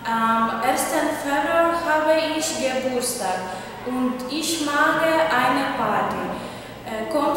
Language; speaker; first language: German; non-native, learner; Ukrainian